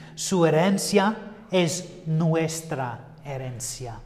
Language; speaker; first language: Spanish; non-native, fluent; English